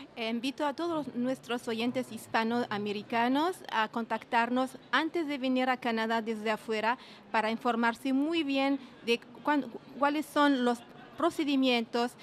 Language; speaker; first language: Spanish; non-native, fluent; Arabic